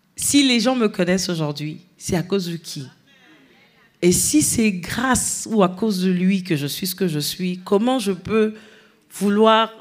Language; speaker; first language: French; non-native, local second language; Lingala